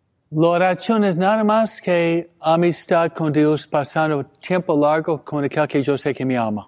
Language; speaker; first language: Spanish; non-native, fluent; English